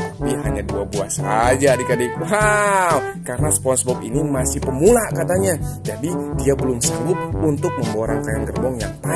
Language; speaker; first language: Indonesian; native; Indonesian